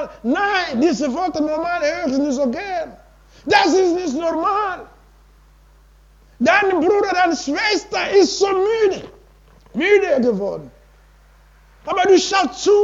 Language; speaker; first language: German; non-native, learner; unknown